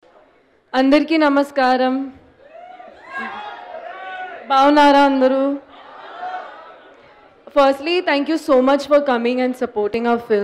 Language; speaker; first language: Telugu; non-native, fluent; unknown